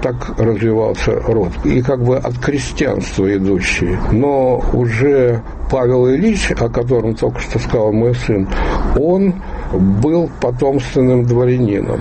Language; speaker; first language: Russian; native; Russian